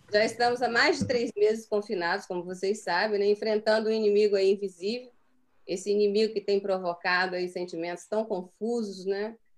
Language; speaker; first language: Portuguese; native; Portuguese